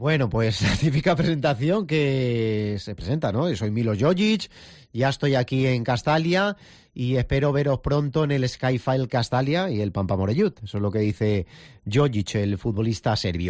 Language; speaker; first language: Spanish; native; Spanish